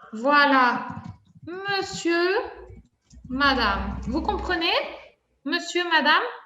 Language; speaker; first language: French; non-native, fluent; Spanish